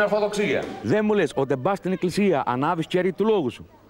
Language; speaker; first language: Greek; native; Greek